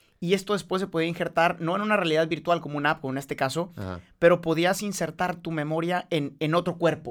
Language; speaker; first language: Spanish; native; Spanish